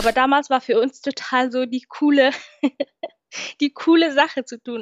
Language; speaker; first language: German; non-native, fluent; Swahili